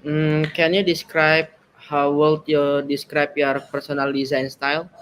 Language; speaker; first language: English; non-native, learner; Indonesian